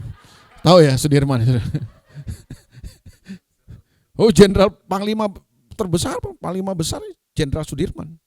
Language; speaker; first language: Indonesian; native; Indonesian